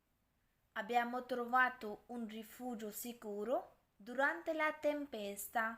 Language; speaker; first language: Italian; non-native, fluent; Urdu